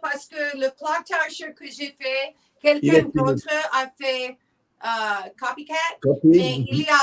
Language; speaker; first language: French; non-native, learner; English